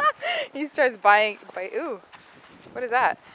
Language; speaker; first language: English; native; English